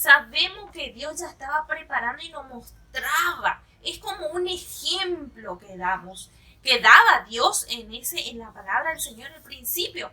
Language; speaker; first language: Spanish; native; Spanish